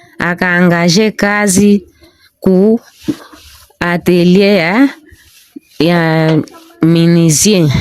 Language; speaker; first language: Swahili; non-native, local second language; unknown